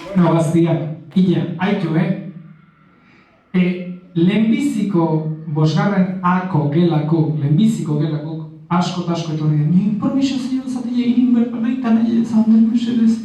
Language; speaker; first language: Basque; native; Basque